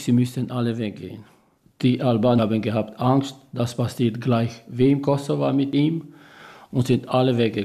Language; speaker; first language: German; non-native, learner; Albanian